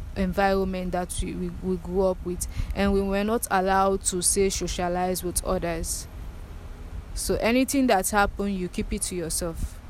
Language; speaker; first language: English; non-native, local second language; Krio